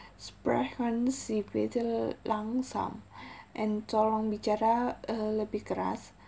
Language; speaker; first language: German; non-native, learner; Indonesian